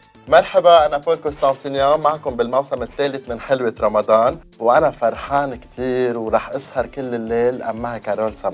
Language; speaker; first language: Arabic; native; Arabic